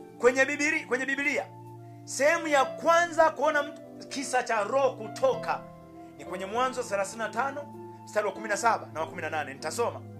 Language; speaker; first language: Swahili; native; Swahili